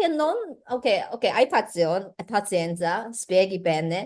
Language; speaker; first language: Italian; non-native, learner; Chinese